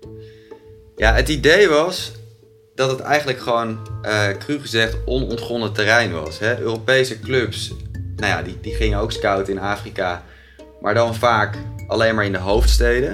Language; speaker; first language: Dutch; native; Dutch